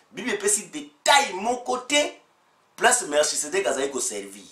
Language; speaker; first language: French; non-native, local second language; Lingala